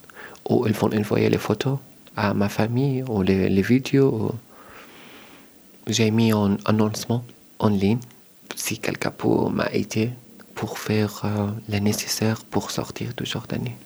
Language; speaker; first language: French; non-native, learner; Arabic